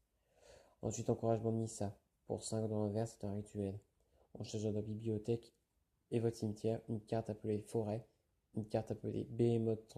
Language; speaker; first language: French; native; French